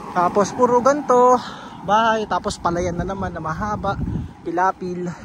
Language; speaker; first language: Filipino; native; Filipino